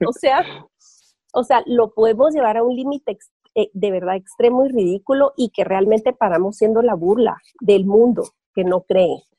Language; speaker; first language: Spanish; native; Spanish